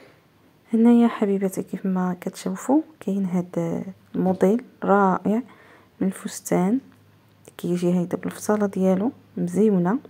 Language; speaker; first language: Arabic; native; Arabic